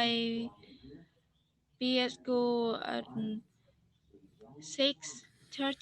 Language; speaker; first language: English; non-native, learner; Vietnamese